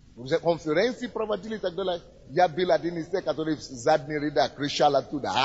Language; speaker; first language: Russian; non-native, fluent; Yoruba